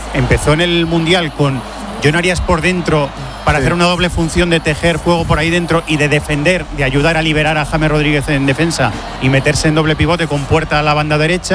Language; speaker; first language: Spanish; native; Spanish